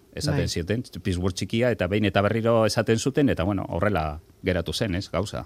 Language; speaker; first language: Basque; non-native, local second language; Spanish